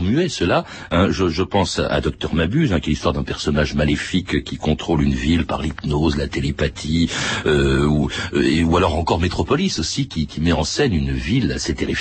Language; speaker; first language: French; native; French